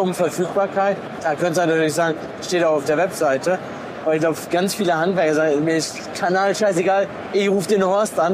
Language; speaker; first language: German; native; German